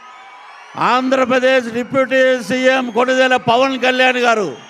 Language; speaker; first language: Telugu; native; Telugu